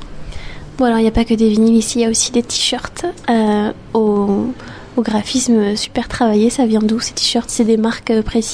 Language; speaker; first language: French; native; French